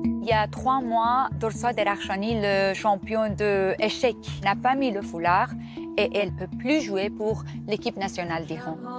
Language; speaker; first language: French; non-native, fluent; Persian